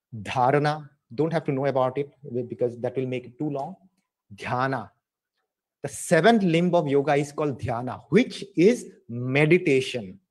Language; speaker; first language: English; non-native, local second language; Assamese